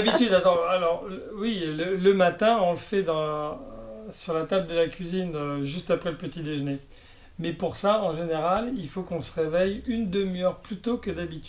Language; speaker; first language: French; native; French